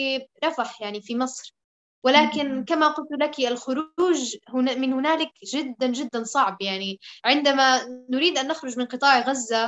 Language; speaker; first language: Arabic; native; Arabic